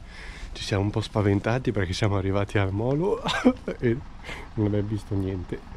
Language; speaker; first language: Italian; native; Italian